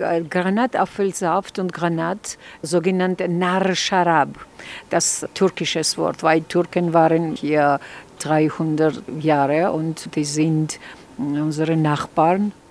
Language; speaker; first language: German; non-native, fluent; Georgian